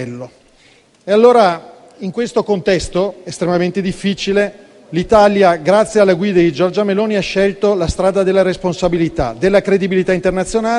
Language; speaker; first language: Italian; native; Italian